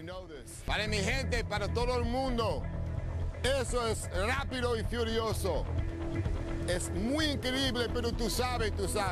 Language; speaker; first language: Spanish; non-native, learner; English